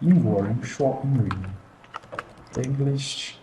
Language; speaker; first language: Chinese; non-native, learner; Mongolian